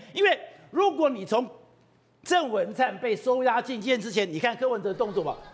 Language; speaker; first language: Chinese; native; Chinese